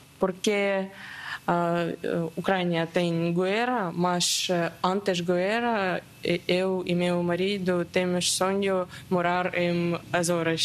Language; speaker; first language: Portuguese; non-native, learner; Ukrainian